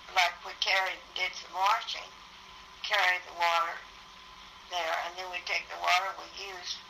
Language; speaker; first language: English; native; English